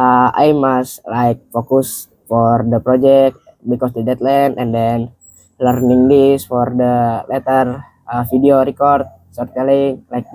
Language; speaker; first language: English; non-native, learner; Indonesian